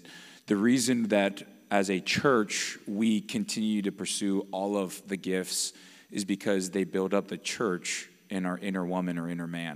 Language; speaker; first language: English; native; English